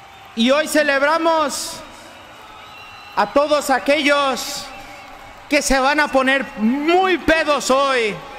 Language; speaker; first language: Spanish; native; Spanish